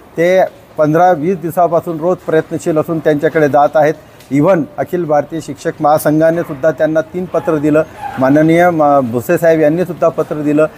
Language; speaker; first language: Marathi; non-native, local second language; Urdu